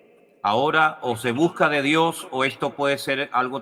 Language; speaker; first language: Spanish; native; Spanish